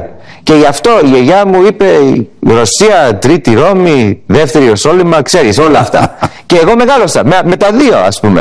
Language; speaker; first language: Greek; early bilingual, heritage; English